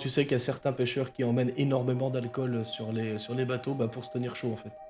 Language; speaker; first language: French; native; French